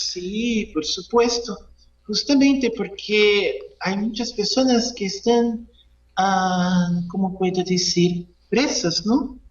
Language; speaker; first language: Spanish; non-native, learner; Portuguese